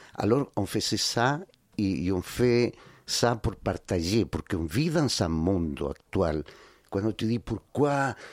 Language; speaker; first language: French; non-native, learner; Spanish